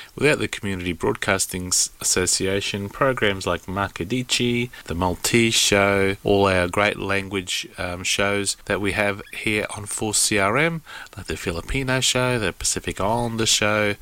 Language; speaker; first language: English; native; English